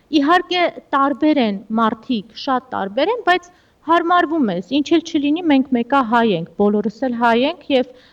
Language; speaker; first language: Armenian; early bilingual, heritage; Armenian